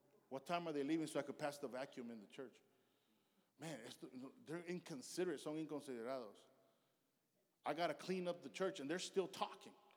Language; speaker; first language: English; early bilingual, other home language; Spanish